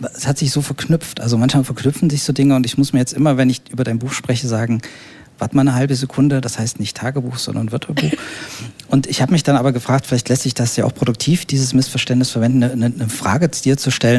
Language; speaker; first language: German; native; German